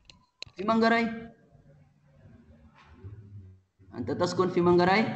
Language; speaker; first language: Arabic; non-native, fluent; Indonesian